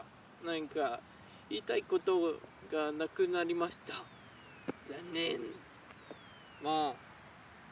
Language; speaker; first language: Japanese; non-native, learner; French